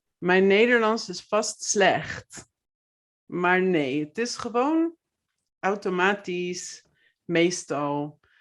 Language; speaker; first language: Dutch; native; Dutch